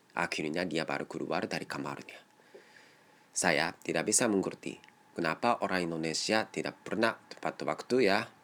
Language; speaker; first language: Indonesian; non-native, learner; Japanese